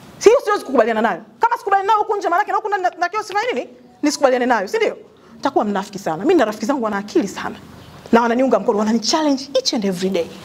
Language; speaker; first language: Swahili; native; Swahili